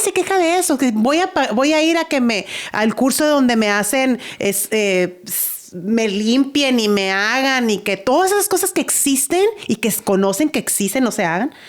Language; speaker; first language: Spanish; native; Spanish